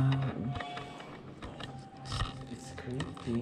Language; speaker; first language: English; non-native, fluent; Slovak